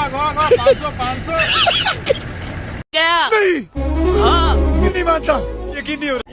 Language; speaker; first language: Hindi; non-native, local second language; Marathi